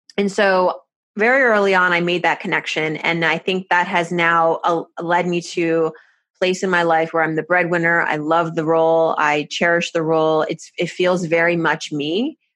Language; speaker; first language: English; early bilingual, other home language; Persian